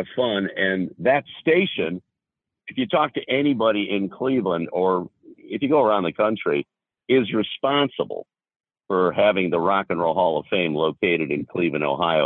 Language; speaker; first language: English; native; English